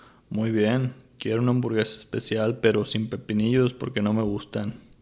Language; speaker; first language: Spanish; native; Spanish